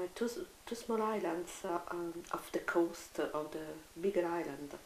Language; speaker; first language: English; non-native, fluent; Italian